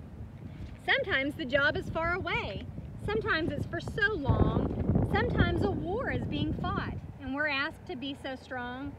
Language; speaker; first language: English; native; English